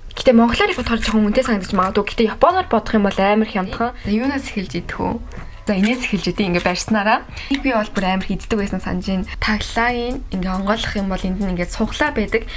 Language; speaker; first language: Mongolian; early bilingual, heritage; Mongolian